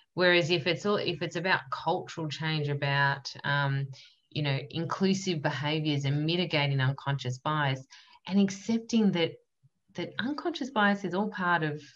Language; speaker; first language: English; native; English